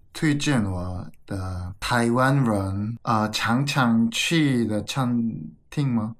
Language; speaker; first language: Chinese; non-native, learner; Korean